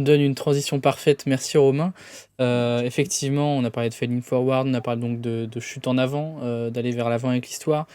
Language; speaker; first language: French; native; French